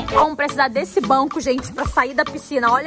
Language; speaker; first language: Portuguese; native; Portuguese